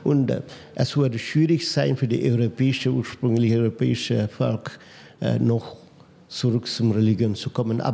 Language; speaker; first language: German; non-native, fluent; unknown